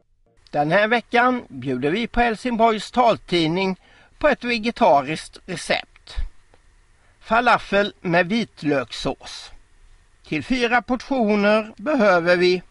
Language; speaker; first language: Swedish; native; Swedish